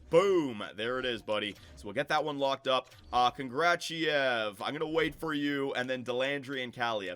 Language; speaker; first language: English; native; English